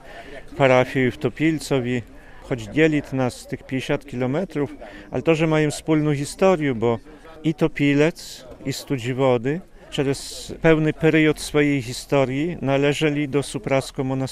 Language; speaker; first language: Polish; non-native, local second language; Belarusian